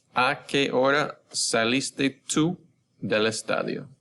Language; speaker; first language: Spanish; non-native, fluent; English